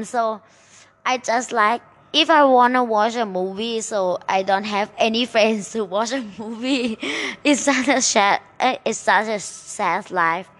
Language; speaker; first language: English; non-native, learner; Thai